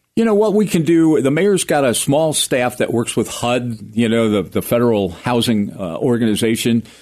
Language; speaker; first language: English; native; English